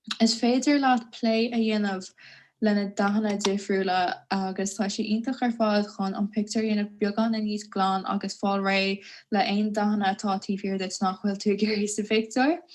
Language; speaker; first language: Irish; native; Irish